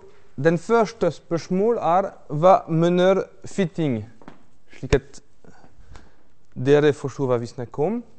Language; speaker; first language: Norwegian; non-native, fluent; French